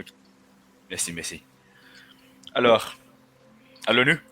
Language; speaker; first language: French; non-native, learner; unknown